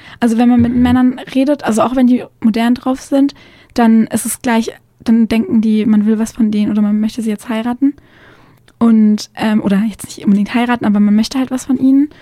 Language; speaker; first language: German; native; German